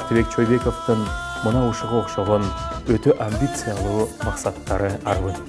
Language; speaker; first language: Kyrgyz; native; Kyrgyz